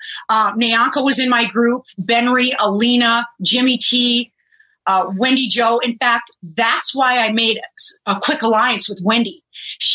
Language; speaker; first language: English; early bilingual, other home language; German